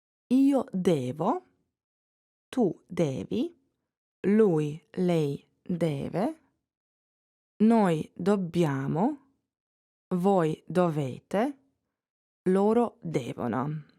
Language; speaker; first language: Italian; non-native, fluent; English